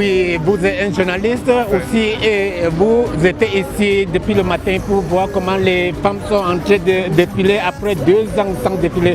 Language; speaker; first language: French; non-native, local second language; English